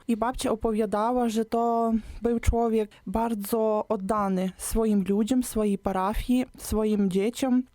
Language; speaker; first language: Polish; non-native, local second language; Ukrainian